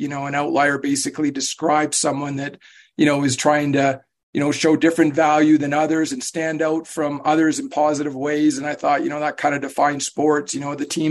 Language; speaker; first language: English; native; English